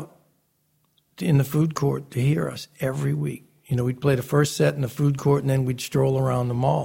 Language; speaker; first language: English; native; English